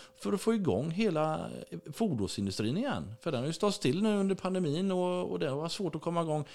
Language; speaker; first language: Swedish; native; Swedish